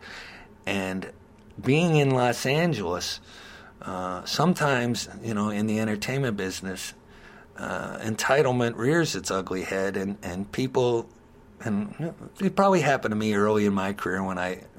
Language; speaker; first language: English; native; English